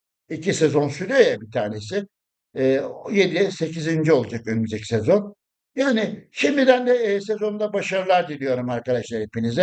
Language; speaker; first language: Turkish; native; Turkish